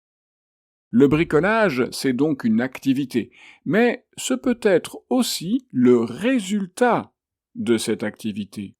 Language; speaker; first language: French; native; French